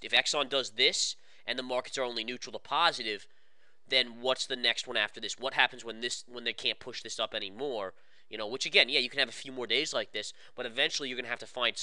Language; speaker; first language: English; native; English